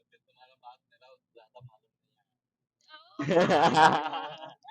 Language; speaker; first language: Hindi; non-native, learner; Bangla